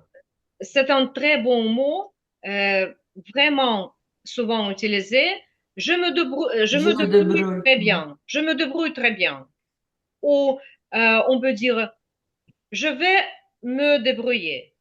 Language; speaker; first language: French; non-native, fluent; Ukrainian